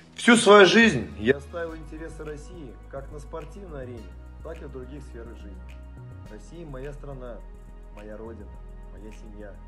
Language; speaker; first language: Russian; native; Russian